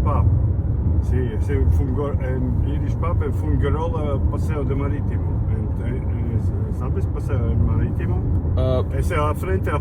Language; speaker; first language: Spanish; non-native, learner; Latvian